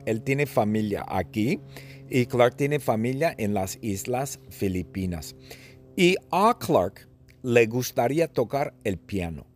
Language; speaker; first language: Spanish; non-native, fluent; English